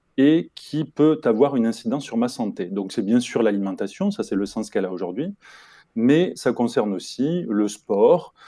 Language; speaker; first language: French; native; French